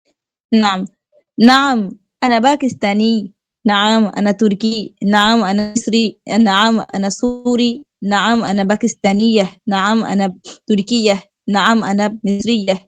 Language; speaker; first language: Arabic; non-native, learner; Bangla